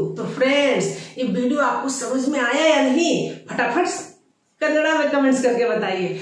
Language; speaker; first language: Hindi; native; Hindi